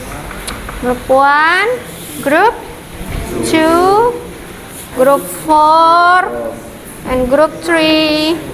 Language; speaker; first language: English; non-native, learner; Indonesian